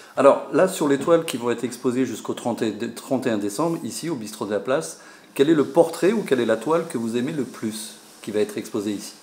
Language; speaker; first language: French; native; French